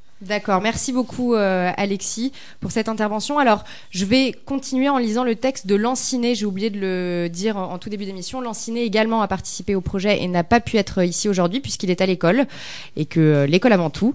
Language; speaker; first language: French; native; French